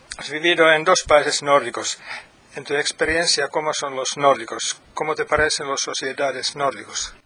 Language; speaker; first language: Spanish; non-native, fluent; Finnish